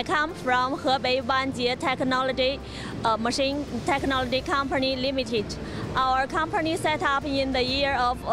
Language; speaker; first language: English; non-native, learner; Chinese